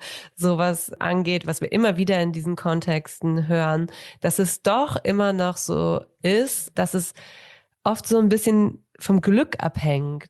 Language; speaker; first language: German; native; German